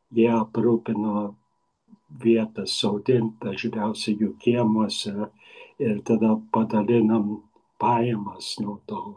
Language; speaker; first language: Lithuanian; early bilingual, heritage; Lithuanian